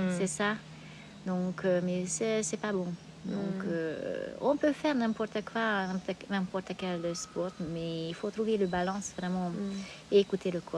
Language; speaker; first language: French; non-native, fluent; Hungarian